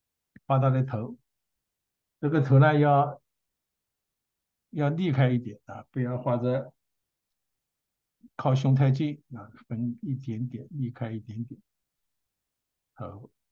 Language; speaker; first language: Chinese; native; Chinese